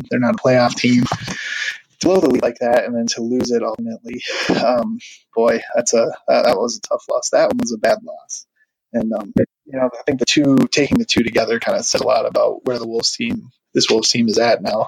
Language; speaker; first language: English; native; English